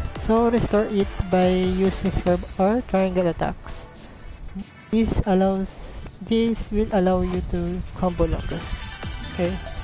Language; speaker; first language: English; non-native, local second language; Filipino